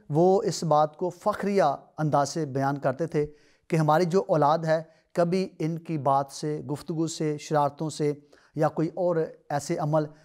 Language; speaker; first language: Urdu; non-native, local second language; Punjabi